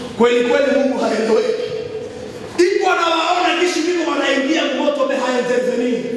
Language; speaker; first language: Swahili; native; Swahili